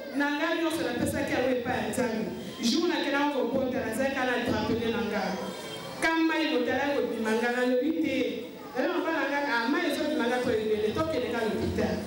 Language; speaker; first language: Lingala; native; Lingala